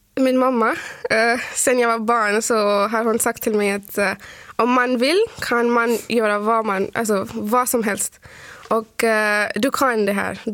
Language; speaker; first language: Swedish; non-native, fluent; Urdu